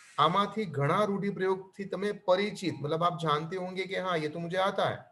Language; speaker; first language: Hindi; non-native, local second language; Gujarati